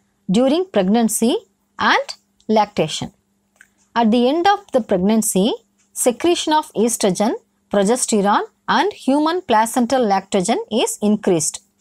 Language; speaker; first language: English; non-native, local second language; Tamil